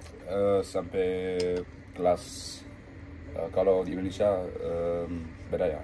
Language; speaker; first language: Indonesian; early bilingual, heritage; Dutch